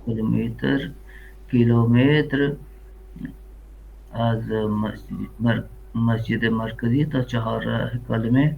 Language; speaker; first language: Persian; non-native, learner; Urdu